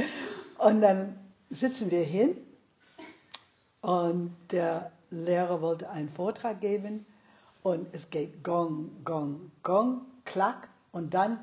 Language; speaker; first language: German; non-native, fluent; English